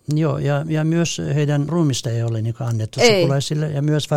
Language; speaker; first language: Finnish; non-native, fluent; Persian